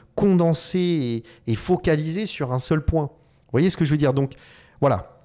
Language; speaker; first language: French; native; French